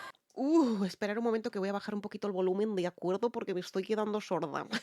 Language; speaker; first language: Spanish; native; Spanish